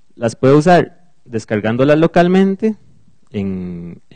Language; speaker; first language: Spanish; native; Spanish